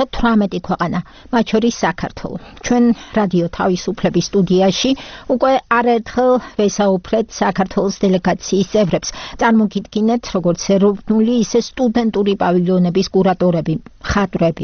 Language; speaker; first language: Georgian; native; Georgian